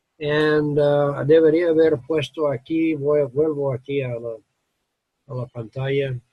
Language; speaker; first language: Spanish; non-native, learner; English